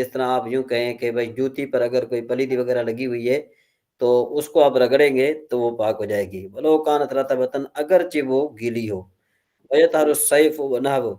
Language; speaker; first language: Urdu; non-native, local second language; Sindhi